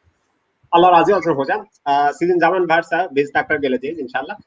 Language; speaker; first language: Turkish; non-native, learner; Bangla